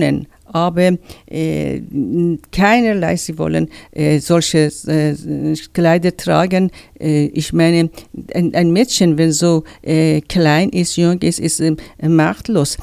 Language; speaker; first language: German; non-native, learner; Persian